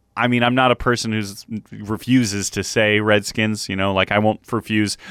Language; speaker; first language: English; native; English